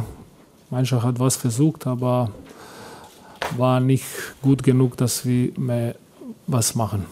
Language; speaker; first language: German; non-native, fluent; Croatian